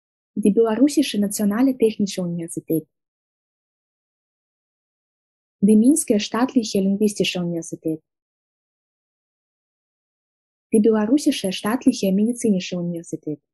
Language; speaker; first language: German; non-native, fluent; Russian